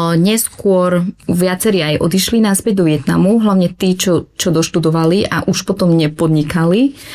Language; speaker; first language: Slovak; early bilingual, other home language; Vietnamese